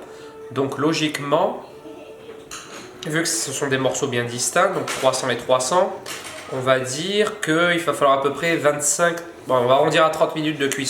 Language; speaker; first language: French; native; French